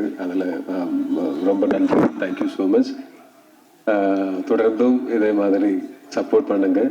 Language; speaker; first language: Tamil; non-native, learner; Malayalam